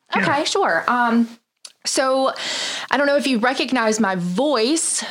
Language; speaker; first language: English; native; English